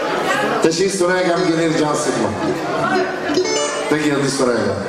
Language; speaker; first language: Bulgarian; non-native, local second language; Turkish